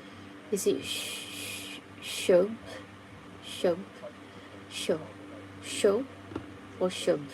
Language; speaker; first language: English; non-native, fluent; Filipino